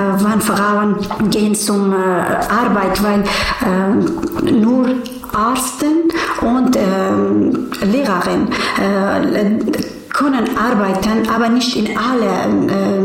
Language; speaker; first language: German; non-native, learner; Persian